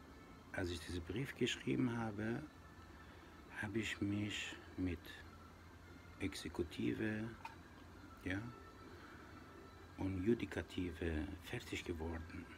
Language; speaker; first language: German; non-native, local second language; Persian